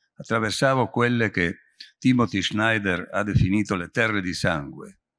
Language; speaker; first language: Italian; native; Italian